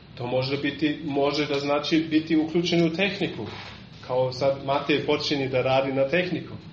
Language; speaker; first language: Serbian; non-native, fluent; German